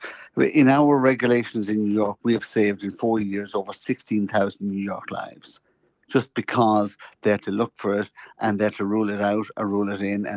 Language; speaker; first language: English; native; English